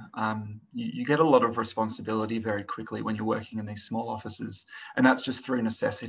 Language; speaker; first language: English; native; English